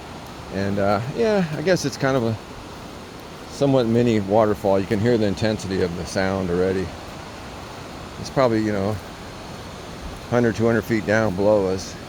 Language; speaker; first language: English; native; English